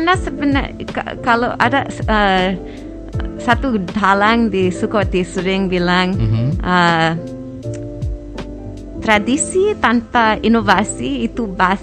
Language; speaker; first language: Indonesian; non-native, fluent; English